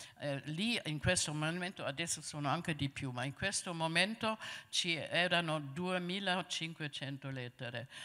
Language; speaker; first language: Italian; non-native, fluent; German